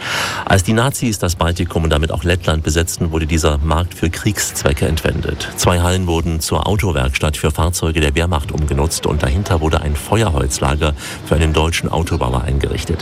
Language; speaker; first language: German; native; German